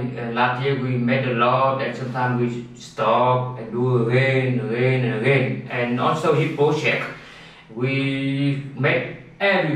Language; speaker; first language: English; non-native, learner; Vietnamese